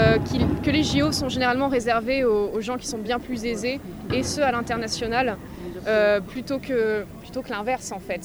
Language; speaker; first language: French; native; French